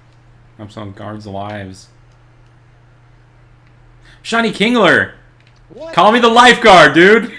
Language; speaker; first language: English; native; English